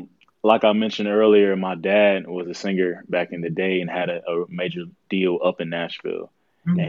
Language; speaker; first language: English; native; English